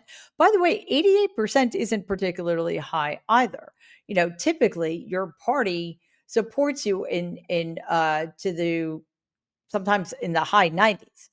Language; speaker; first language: English; native; English